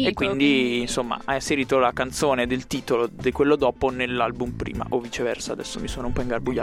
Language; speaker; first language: Italian; native; Italian